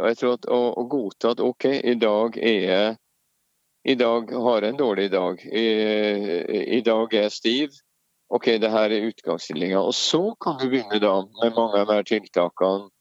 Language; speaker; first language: Norwegian; native; Norwegian